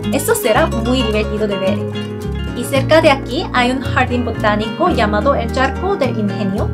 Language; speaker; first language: Spanish; non-native, fluent; Korean